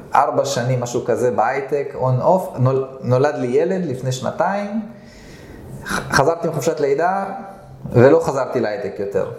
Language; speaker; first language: Hebrew; early bilingual, other home language; Russian